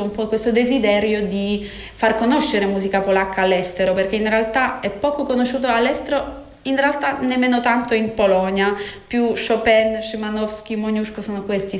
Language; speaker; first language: Italian; non-native, fluent; Polish